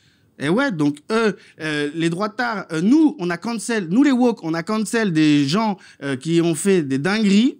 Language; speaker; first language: French; native; French